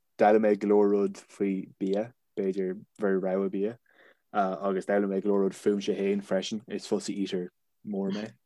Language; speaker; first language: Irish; non-native, local second language; English